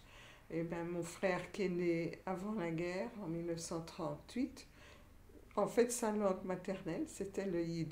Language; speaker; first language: French; native; French